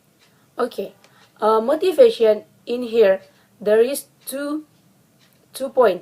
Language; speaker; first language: English; non-native, learner; Indonesian